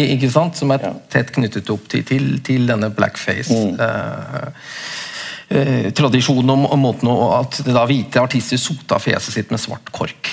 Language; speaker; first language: Norwegian; native; Norwegian